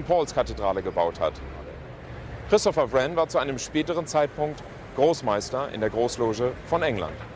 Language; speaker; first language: German; native; German